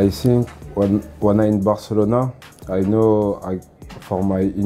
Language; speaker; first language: English; non-native, learner; French